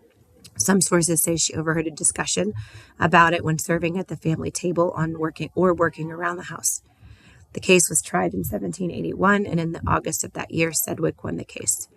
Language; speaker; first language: English; native; English